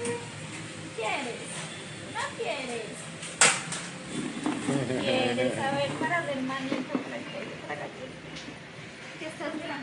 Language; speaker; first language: Spanish; native; Spanish